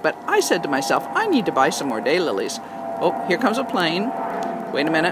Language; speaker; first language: English; native; English